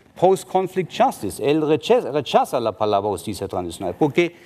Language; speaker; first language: Spanish; non-native, fluent; German